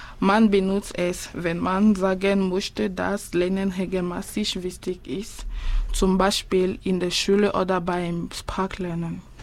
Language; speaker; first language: German; non-native, fluent; French